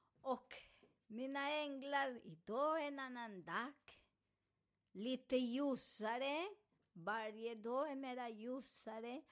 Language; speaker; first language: Swedish; non-native, fluent; Spanish